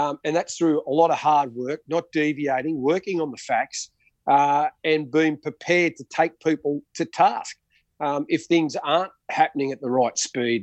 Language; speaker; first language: English; native; English